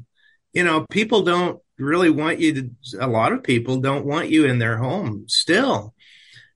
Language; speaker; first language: English; native; English